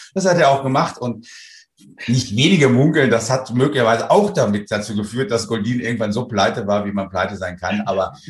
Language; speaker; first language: German; native; German